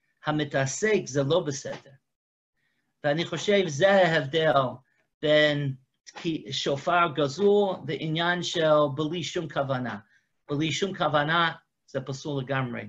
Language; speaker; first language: Hebrew; non-native, fluent; English